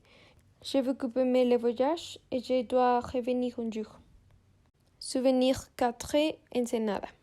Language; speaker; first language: French; non-native, learner; Spanish